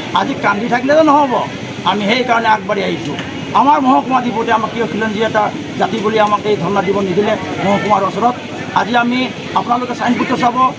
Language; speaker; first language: Assamese; non-native, local second language; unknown